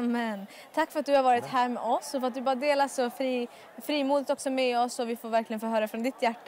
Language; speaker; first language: Swedish; native; Swedish